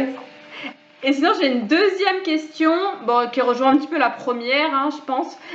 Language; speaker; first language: French; native; French